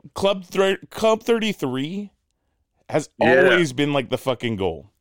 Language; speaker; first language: English; native; English